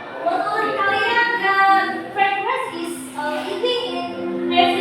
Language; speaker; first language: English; non-native, learner; Indonesian